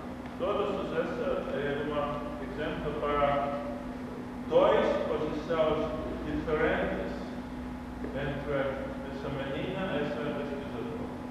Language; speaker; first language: Portuguese; non-native, learner; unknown